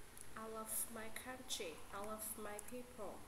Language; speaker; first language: English; non-native, learner; Vietnamese